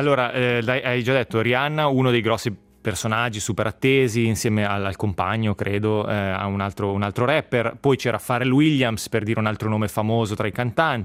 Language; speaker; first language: Italian; native; Italian